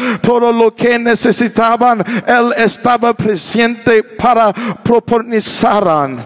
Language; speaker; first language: Spanish; non-native, learner; English